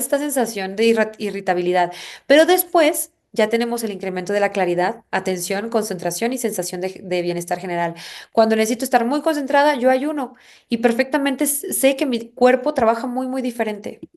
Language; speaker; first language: Spanish; native; Spanish